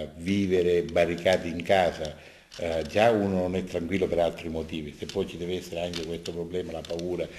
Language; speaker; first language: Italian; native; Italian